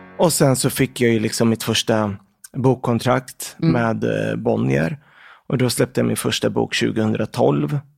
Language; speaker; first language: Swedish; early bilingual, other home language; Arabic